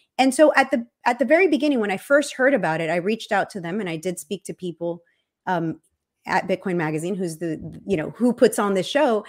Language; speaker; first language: English; early bilingual, other home language; Spanish